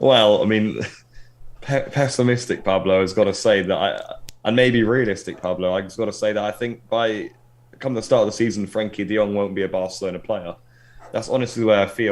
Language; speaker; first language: English; native; English